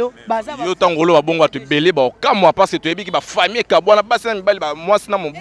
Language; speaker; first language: French; non-native, local second language; Lingala